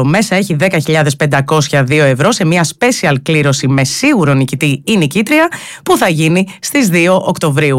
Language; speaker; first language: Greek; native; Greek